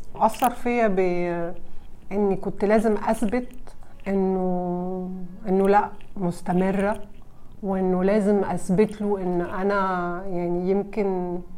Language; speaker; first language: Arabic; early bilingual, heritage; Arabic